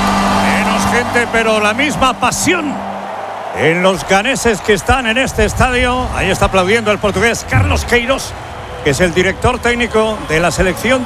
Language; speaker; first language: Spanish; native; Spanish